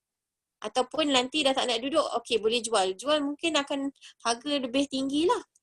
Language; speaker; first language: Malay; native; Malay